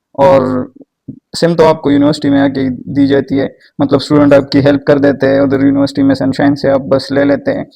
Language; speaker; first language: Urdu; non-native, local second language; Pashto